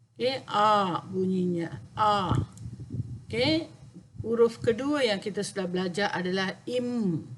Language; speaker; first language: Malay; non-native, local second language; Tamil